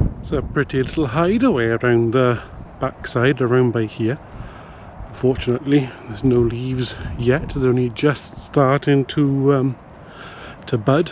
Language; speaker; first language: English; native; English